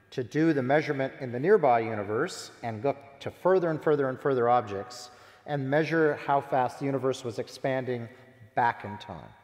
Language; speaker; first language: English; native; English